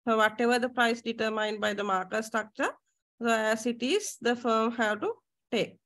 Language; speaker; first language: English; non-native, local second language; Sinhala